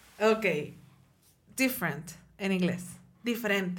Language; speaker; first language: Spanish; native; Spanish